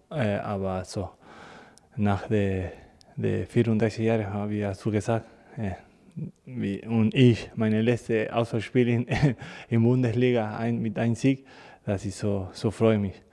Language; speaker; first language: German; non-native, learner; Spanish